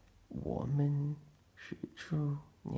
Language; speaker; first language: Chinese; non-native, learner; English